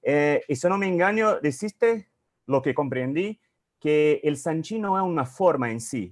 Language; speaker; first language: Spanish; non-native, fluent; Portuguese